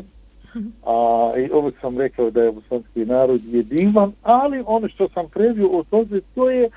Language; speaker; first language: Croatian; non-native, fluent; Arabic